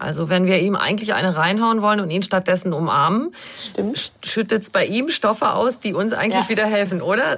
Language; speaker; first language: German; native; German